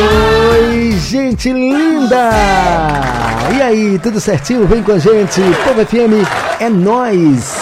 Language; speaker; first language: Portuguese; native; Portuguese